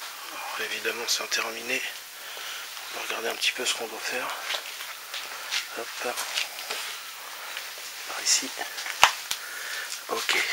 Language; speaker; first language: French; native; French